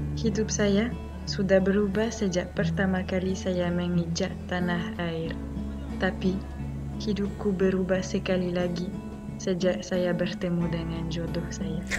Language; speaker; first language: Indonesian; non-native, fluent; French